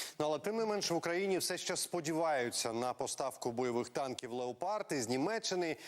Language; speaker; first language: Ukrainian; native; Ukrainian